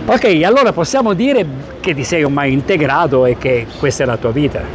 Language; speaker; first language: Italian; native; Italian